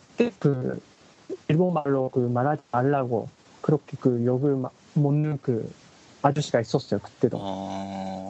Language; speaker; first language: Korean; non-native, learner; Japanese